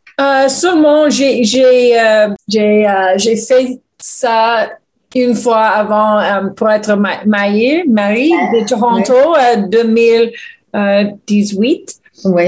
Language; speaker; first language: French; non-native, learner; English